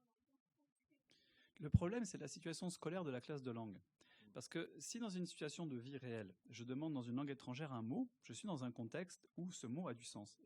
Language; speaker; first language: French; native; French